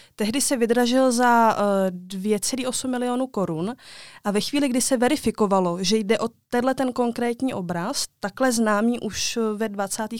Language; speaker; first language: Czech; native; Czech